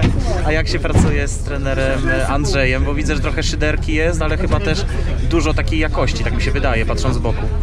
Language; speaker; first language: Polish; native; Polish